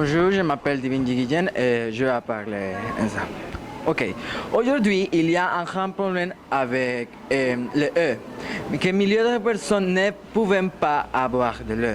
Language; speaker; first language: French; non-native, learner; Spanish